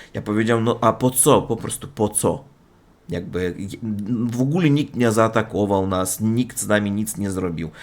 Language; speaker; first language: Polish; non-native, learner; Russian